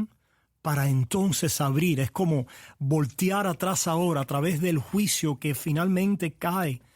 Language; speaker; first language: Spanish; native; Spanish